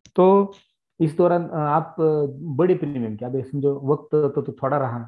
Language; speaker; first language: Hindi; non-native, local second language; Marathi